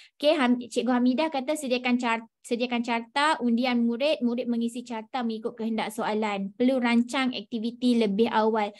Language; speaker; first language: Malay; native; Malay